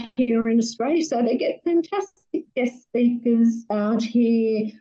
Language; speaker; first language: English; native; English